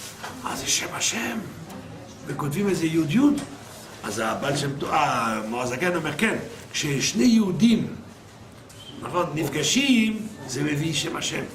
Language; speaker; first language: Hebrew; non-native, fluent; French